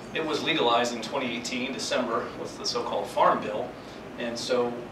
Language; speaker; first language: English; native; English